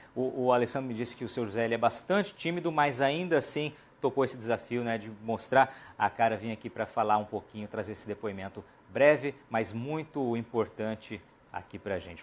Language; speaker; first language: Portuguese; native; Portuguese